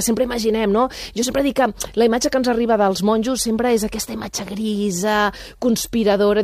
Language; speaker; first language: Catalan; native; Catalan